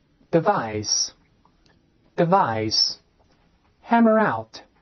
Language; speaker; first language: English; non-native, fluent; Chinese